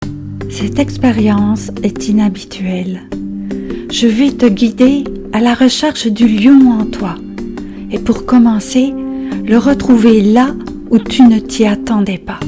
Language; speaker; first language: French; native; French